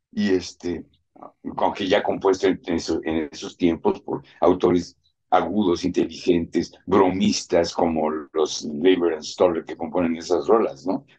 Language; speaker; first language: Spanish; native; Spanish